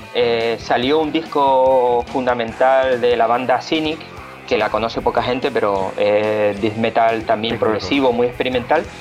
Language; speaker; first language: Spanish; native; Spanish